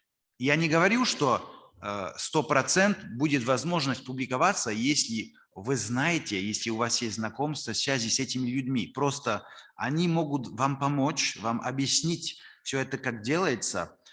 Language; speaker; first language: Russian; non-native, fluent; French